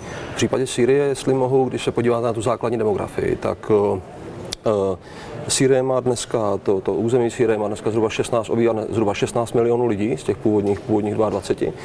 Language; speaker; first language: Czech; native; Czech